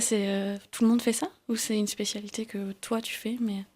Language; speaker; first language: French; native; French